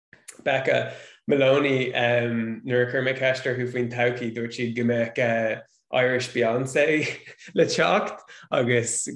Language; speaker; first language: Irish; non-native, local second language; English